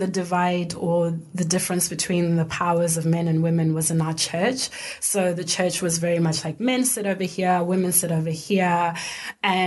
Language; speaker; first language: English; non-native, local second language; Shona